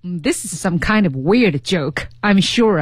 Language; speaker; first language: English; non-native, fluent; Chinese